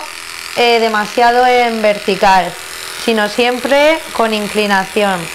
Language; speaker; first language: Spanish; native; Spanish